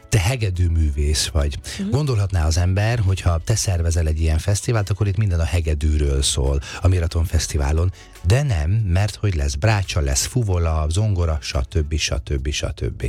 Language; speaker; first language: Hungarian; native; Hungarian